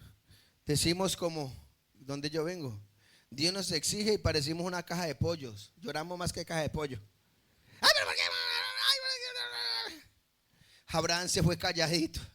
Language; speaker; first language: Spanish; native; Spanish